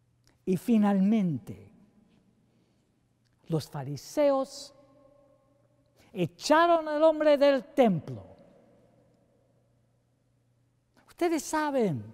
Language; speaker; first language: Spanish; non-native, fluent; English